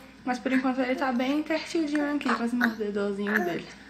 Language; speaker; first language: Portuguese; native; Portuguese